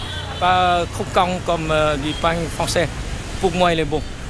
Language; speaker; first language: French; non-native, fluent; Vietnamese